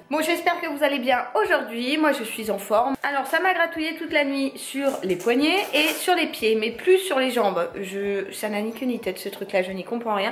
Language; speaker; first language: French; native; French